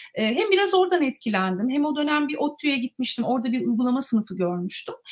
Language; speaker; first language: Turkish; native; Turkish